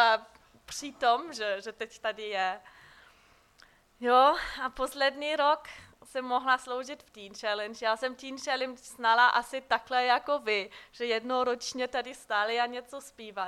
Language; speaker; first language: Czech; non-native, fluent; German